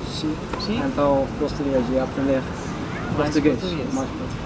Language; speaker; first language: Portuguese; non-native, learner; Dutch